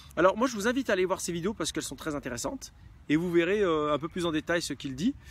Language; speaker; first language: French; native; French